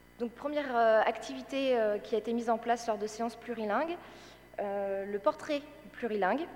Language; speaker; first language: French; native; French